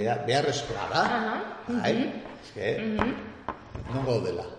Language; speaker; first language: Basque; non-native, local second language; Spanish